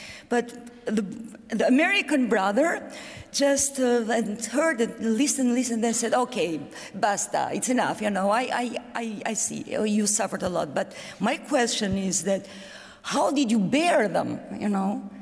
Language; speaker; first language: English; non-native, fluent; Albanian